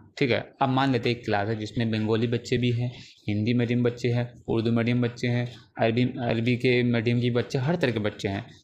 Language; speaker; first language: Urdu; native; Urdu